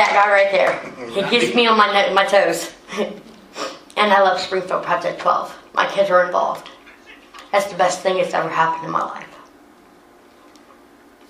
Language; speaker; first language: English; native; English